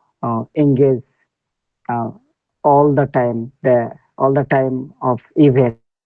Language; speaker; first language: English; non-native, learner; Bangla